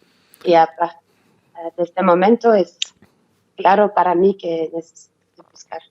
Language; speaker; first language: Spanish; non-native, learner; French